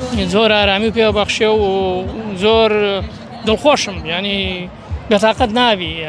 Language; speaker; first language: Central Kurdish; non-native, local second language; Gurani